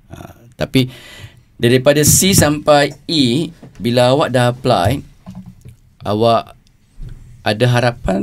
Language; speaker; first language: Malay; native; Malay